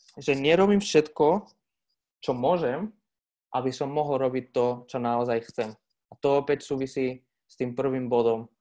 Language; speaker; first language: Slovak; non-native, fluent; Spanish